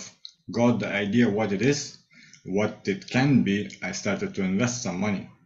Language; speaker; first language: English; non-native, fluent; Lithuanian